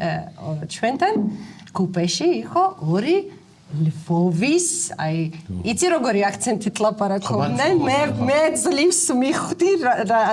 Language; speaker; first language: Georgian; non-native, fluent; Russian